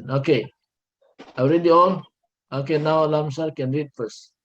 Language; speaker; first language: English; non-native, learner; Indonesian